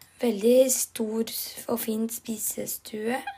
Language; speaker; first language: Norwegian; non-native, learner; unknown